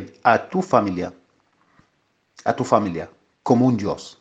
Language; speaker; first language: Spanish; non-native, fluent; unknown